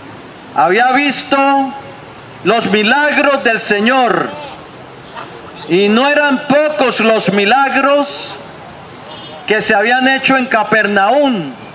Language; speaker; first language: Spanish; native; Spanish